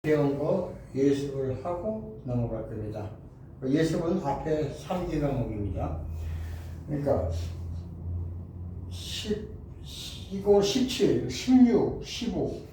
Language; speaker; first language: Korean; native; Korean